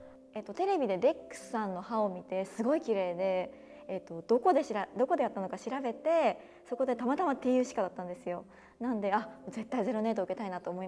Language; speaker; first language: Japanese; native; Japanese